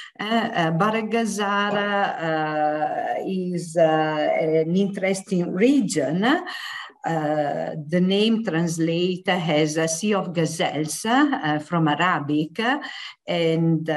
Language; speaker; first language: English; non-native, fluent; Italian